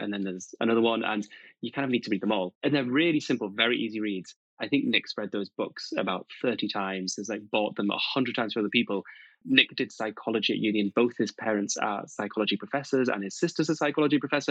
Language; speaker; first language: English; native; English